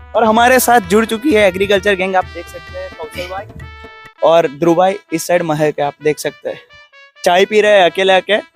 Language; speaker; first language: Hindi; non-native, local second language; Gujarati